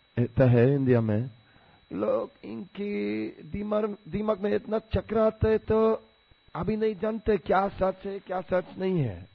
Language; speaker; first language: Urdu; non-native, learner; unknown